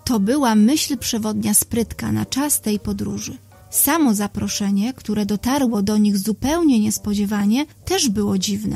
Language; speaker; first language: Polish; native; Polish